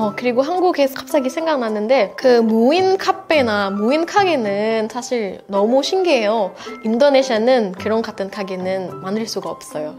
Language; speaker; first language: Korean; non-native, fluent; Indonesian